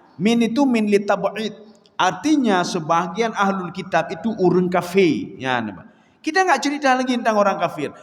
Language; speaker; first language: Malay; non-native, local second language; Achinese